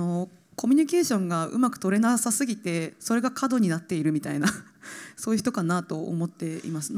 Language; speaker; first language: Japanese; native; Japanese